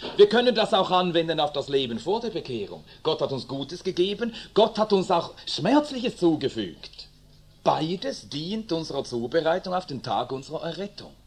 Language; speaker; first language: German; early bilingual, other home language; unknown